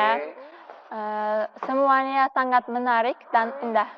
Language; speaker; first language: Indonesian; non-native, learner; Uzbek